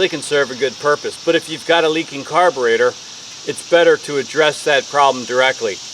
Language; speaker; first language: English; native; English